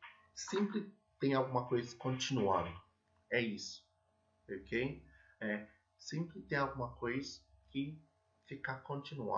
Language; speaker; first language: Portuguese; non-native, fluent; English